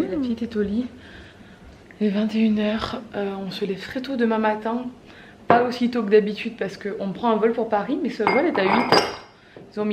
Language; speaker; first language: French; native; French